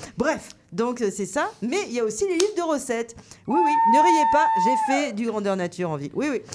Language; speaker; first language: French; native; French